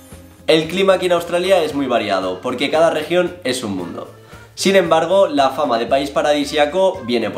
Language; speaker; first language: Spanish; native; Spanish